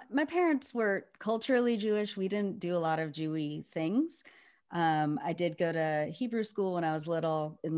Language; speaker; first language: English; native; English